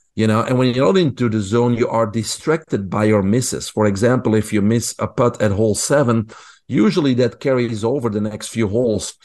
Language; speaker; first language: English; non-native, fluent; Dutch